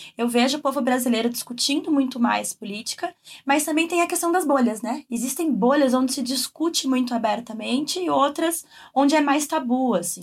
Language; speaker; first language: Portuguese; native; Portuguese